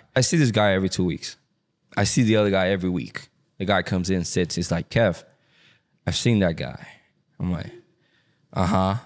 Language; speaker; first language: English; early bilingual, other home language; Spanish